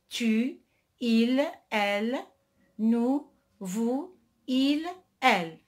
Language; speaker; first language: French; non-native, local second language; Arabic